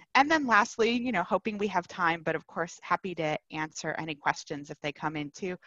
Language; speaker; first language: English; native; English